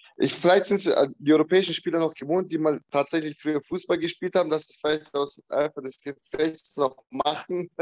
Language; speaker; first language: German; early bilingual, other home language; Bosnian